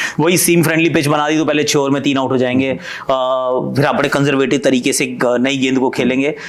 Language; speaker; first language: Hindi; native; Hindi